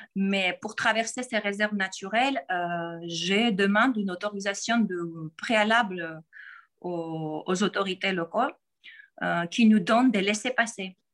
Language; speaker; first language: French; non-native, fluent; Georgian